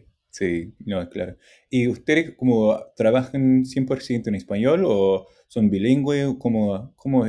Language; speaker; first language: Spanish; non-native, fluent; English